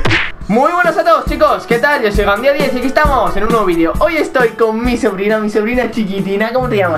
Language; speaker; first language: Spanish; native; Spanish